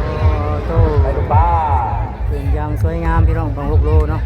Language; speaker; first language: Thai; non-native, local second language; Lao